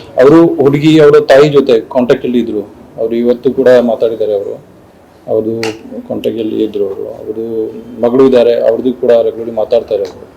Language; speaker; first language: Kannada; non-native, local second language; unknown